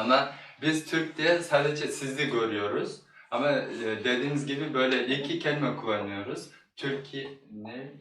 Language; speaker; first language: Turkish; non-native, learner; Kyrgyz